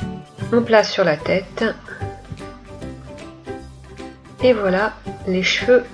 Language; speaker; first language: French; native; French